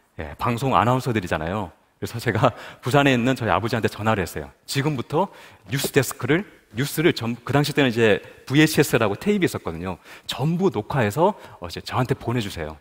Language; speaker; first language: Korean; native; Korean